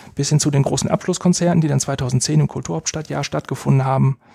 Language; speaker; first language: German; native; German